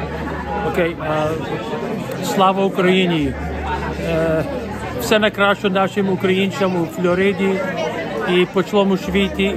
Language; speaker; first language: Ukrainian; early bilingual, heritage; Ukrainian